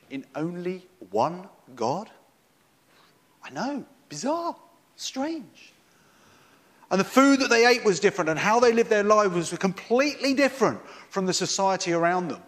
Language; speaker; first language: English; native; English